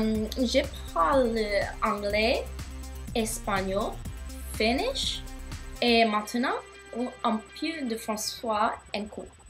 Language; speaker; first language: French; non-native, learner; English